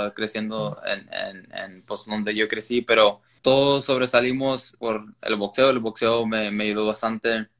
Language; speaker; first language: Spanish; early bilingual, heritage; Spanish